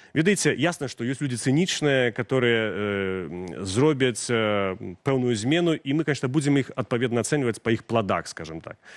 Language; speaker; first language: Belarusian; non-native, local second language; Russian